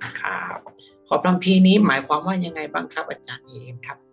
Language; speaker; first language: Thai; native; Thai